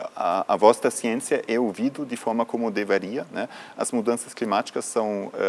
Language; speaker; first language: Portuguese; non-native, fluent; German